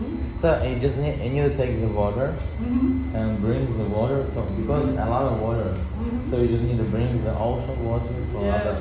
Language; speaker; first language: English; non-native, fluent; Russian